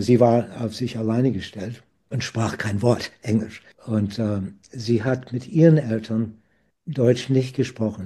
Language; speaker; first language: German; non-native, fluent; English